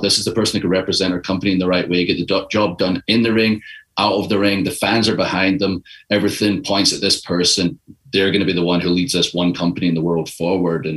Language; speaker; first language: English; native; English